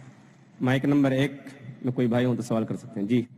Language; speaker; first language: Hindi; native; Hindi